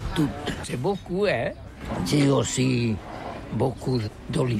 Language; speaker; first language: French; non-native, learner; Catalan